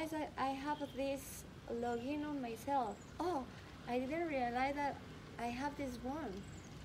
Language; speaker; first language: English; non-native, learner; Spanish